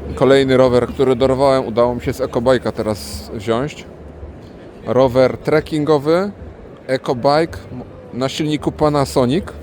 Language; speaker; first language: Polish; native; Polish